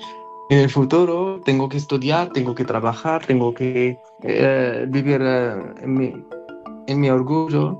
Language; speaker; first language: Spanish; non-native, learner; Arabic